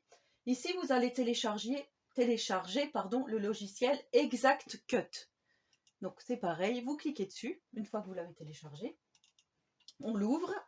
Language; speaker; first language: French; native; French